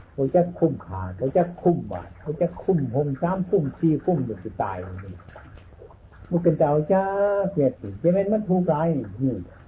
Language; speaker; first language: Thai; native; Thai